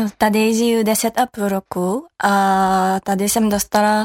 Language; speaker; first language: Czech; non-native, learner; Japanese